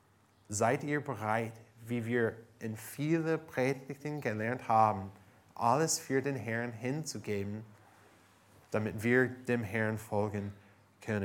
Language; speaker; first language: German; non-native, fluent; English